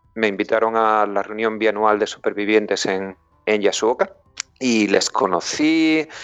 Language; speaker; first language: Spanish; native; Spanish